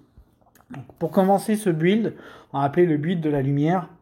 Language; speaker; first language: French; native; French